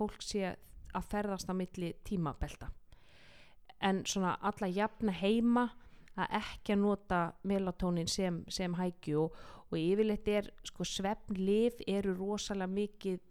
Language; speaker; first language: Icelandic; native; Icelandic